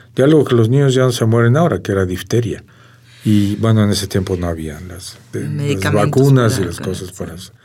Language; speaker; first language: Spanish; native; Spanish